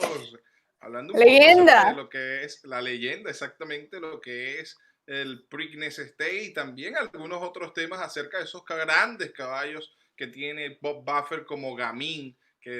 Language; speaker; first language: Spanish; native; Spanish